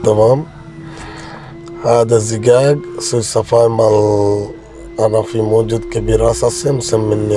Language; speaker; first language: Arabic; non-native, learner; Bangla